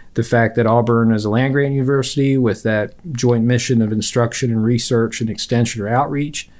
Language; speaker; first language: English; native; English